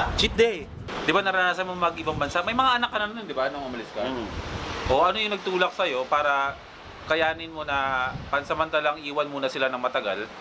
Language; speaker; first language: Filipino; native; Filipino